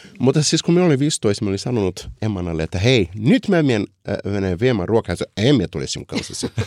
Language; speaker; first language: Finnish; non-native, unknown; Portuguese